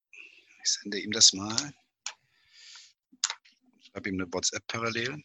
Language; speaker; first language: German; native; German